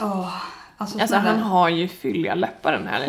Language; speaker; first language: Swedish; native; Swedish